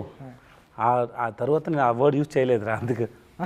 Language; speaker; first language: Telugu; non-native, learner; Tamil